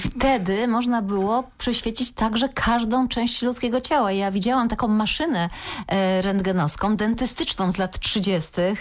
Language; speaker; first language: Polish; native; Polish